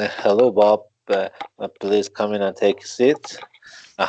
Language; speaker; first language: English; non-native, learner; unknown